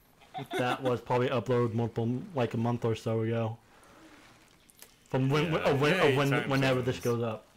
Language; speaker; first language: English; native; English